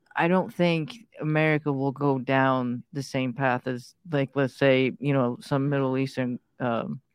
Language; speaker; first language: English; early bilingual, other home language; Persian